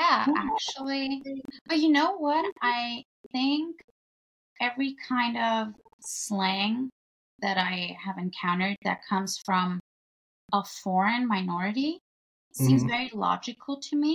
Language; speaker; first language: English; non-native, fluent; Bulgarian